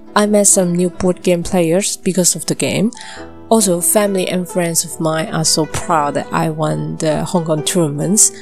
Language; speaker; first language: English; non-native, local second language; Cantonese